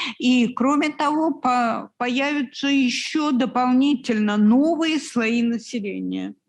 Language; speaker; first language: Russian; native; Russian